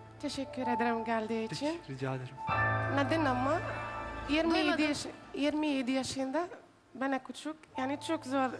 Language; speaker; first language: Turkish; non-native, learner; Arabic